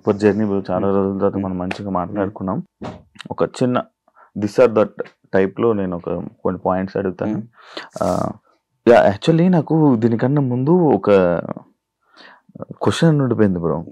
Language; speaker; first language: Telugu; native; Telugu